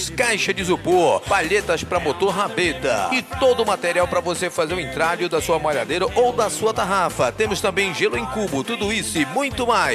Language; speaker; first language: Portuguese; native; Portuguese